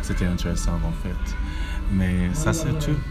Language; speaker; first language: French; non-native, learner; English